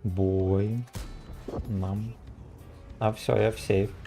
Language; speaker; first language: Russian; native; Russian